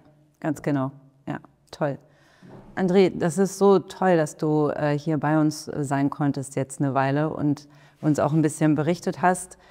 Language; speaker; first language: German; native; German